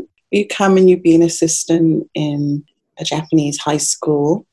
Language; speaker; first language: English; native; English